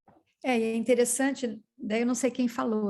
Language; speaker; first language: Portuguese; native; Portuguese